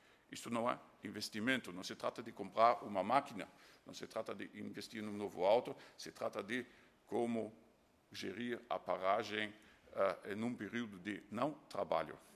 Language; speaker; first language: Portuguese; non-native, fluent; German